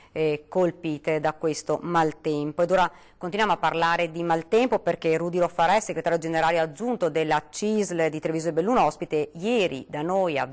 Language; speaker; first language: Italian; native; Italian